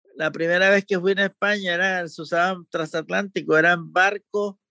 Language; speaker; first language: Spanish; native; Spanish